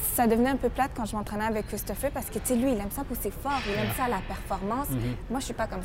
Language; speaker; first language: French; early bilingual, heritage; French